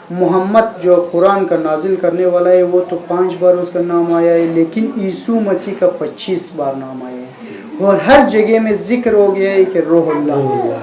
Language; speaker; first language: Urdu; non-native, learner; Persian